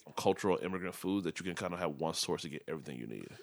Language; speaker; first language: English; early bilingual, other home language; Yoruba